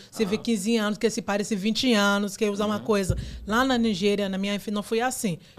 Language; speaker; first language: Portuguese; non-native, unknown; Yoruba